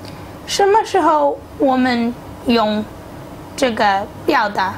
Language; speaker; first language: Chinese; non-native, learner; English